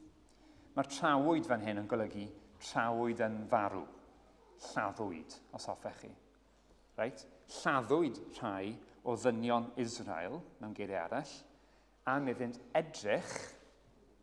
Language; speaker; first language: Welsh; native; Welsh